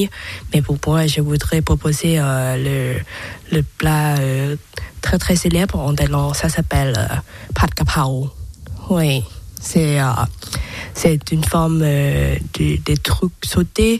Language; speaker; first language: French; non-native, learner; Thai